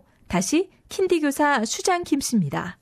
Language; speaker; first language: Korean; native; Korean